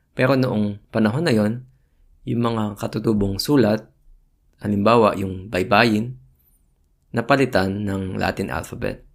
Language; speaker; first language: Filipino; native; Filipino